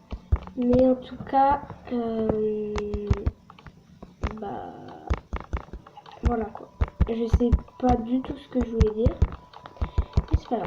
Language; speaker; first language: French; native; French